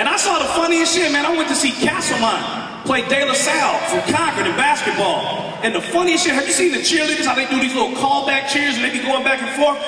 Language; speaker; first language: English; native; English